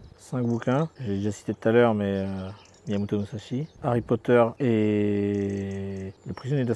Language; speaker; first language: French; native; French